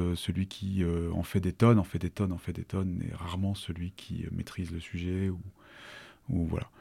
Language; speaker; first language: French; native; French